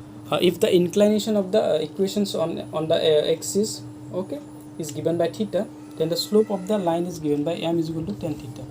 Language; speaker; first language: English; non-native, local second language; Hindi